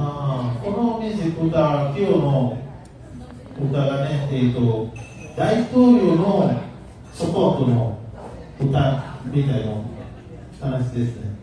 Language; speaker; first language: Japanese; non-native, learner; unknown